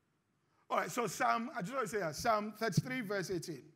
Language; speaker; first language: English; non-native, local second language; Yoruba